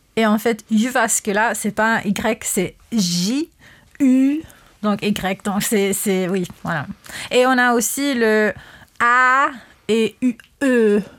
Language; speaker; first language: French; non-native, fluent; English